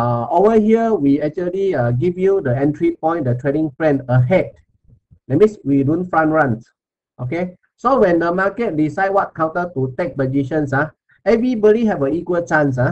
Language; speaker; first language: English; non-native, local second language; Chinese